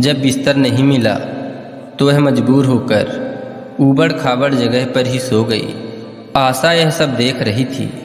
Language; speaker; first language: Hindi; native; Hindi